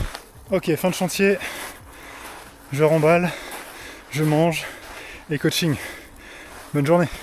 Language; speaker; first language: French; native; French